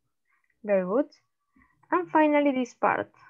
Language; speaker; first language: English; non-native, learner; Spanish